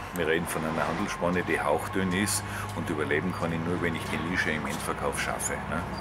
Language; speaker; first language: German; native; German